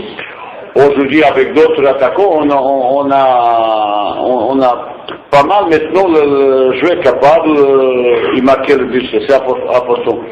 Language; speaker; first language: French; non-native, fluent; Bosnian